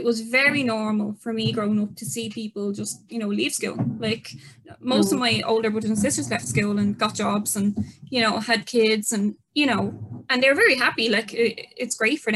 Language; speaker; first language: English; native; English